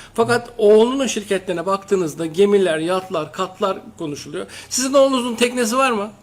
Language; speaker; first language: Turkish; native; Turkish